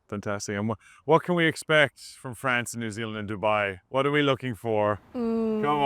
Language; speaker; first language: English; native; English